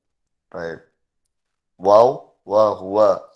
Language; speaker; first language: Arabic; non-native, fluent; Indonesian